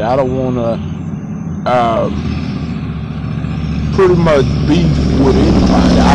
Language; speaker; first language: English; native; English